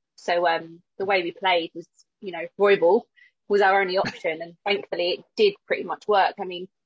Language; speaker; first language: English; native; English